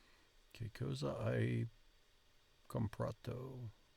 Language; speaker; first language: Italian; non-native, learner; English